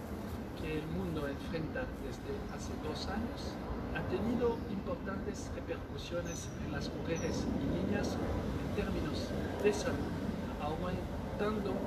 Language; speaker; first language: Spanish; non-native, fluent; French